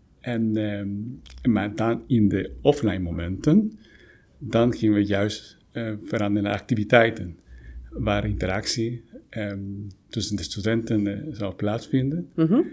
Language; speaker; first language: Dutch; non-native, fluent; Spanish